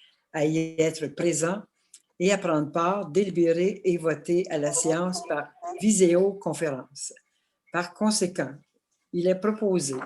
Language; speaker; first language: French; native; French